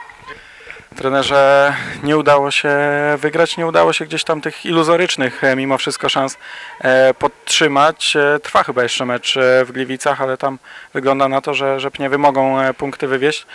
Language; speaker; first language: Polish; native; Polish